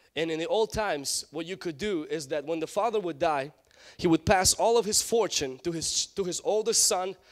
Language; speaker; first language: English; non-native, fluent; Ukrainian